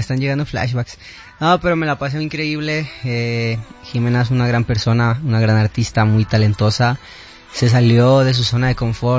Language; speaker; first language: Spanish; native; Spanish